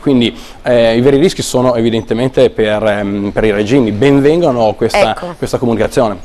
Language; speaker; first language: Italian; native; Italian